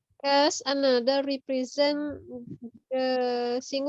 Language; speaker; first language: English; non-native, learner; Indonesian